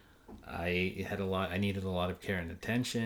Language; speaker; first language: English; native; English